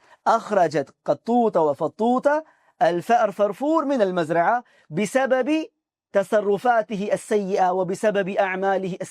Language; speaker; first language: Arabic; non-native, fluent; Urdu